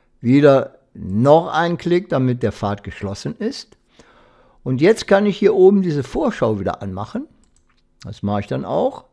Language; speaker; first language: German; native; German